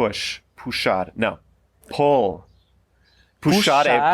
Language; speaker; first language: Portuguese; non-native, fluent; English